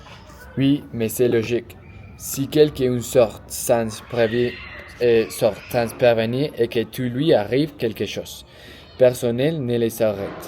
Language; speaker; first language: French; non-native, learner; Spanish